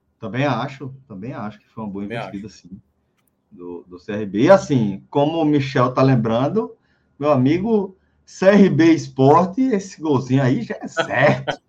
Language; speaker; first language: Portuguese; native; Portuguese